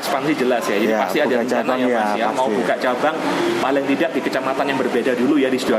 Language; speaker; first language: Indonesian; native; Indonesian